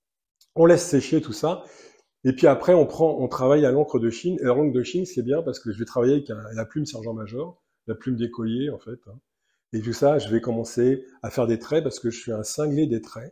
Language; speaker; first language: French; native; French